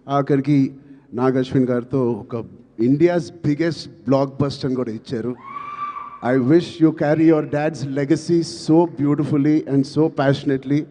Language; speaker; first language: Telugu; native; Telugu